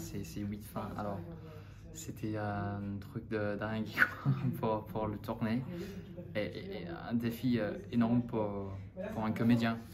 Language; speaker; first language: French; non-native, fluent; English